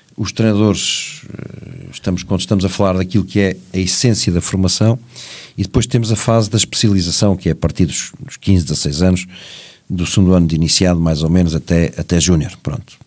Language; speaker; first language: Portuguese; native; Portuguese